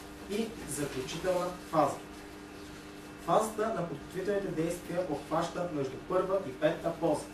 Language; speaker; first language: Bulgarian; native; Bulgarian